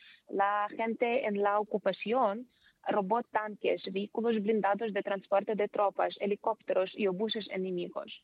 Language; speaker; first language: Spanish; non-native, fluent; Ukrainian